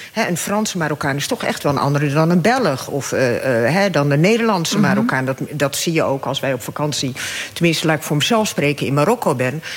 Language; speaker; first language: Dutch; early bilingual, other home language; Arabic